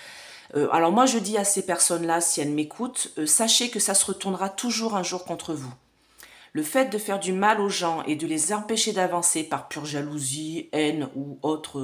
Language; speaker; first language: French; native; French